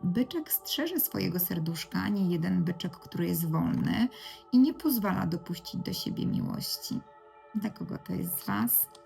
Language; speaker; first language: Polish; native; Polish